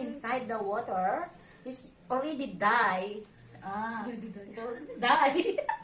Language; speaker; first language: English; non-native, learner; Filipino